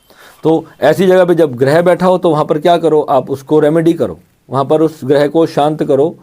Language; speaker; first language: Hindi; native; Hindi